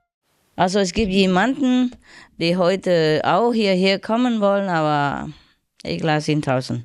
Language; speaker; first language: German; non-native, learner; Vietnamese